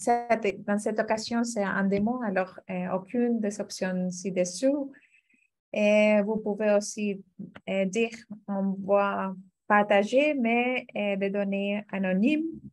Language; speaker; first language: French; non-native, fluent; Spanish